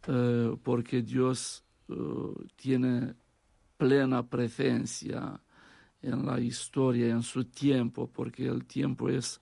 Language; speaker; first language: Spanish; non-native, fluent; Romanian